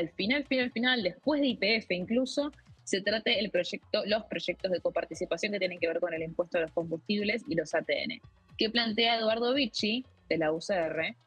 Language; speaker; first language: Spanish; native; Spanish